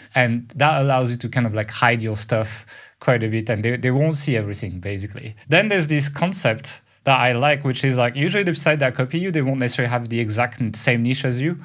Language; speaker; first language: English; non-native, fluent; French